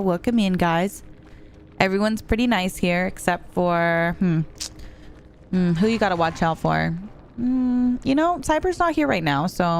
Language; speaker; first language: English; early bilingual, heritage; Spanish